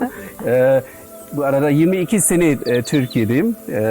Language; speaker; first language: Turkish; non-native, learner; German